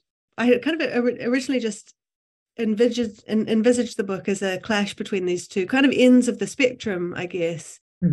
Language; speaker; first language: English; native; English